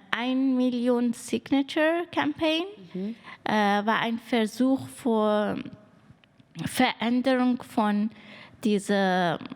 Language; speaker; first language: German; non-native, fluent; Persian